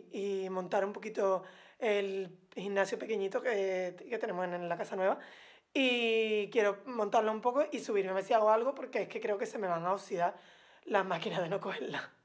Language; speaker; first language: Spanish; native; Spanish